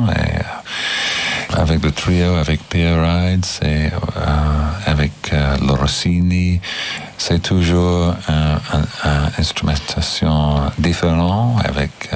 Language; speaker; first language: French; non-native, fluent; English